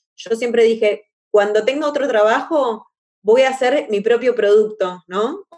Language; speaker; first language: Spanish; native; Spanish